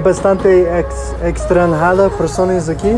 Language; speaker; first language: Spanish; non-native, learner; English